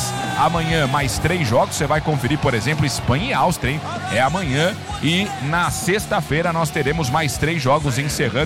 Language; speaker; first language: Portuguese; native; Portuguese